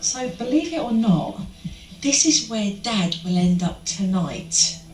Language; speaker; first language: English; native; English